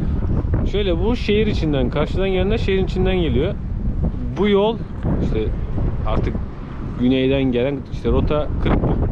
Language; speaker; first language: Turkish; native; Turkish